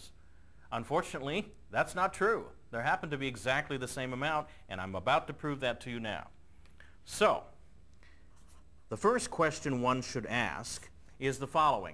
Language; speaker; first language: English; native; English